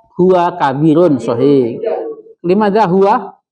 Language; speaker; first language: Arabic; non-native, fluent; Indonesian